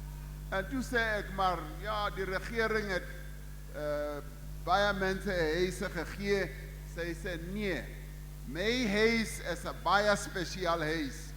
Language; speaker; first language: Afrikaans; non-native, local second language; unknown